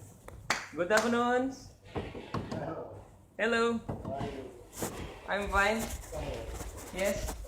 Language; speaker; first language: English; non-native, learner; Indonesian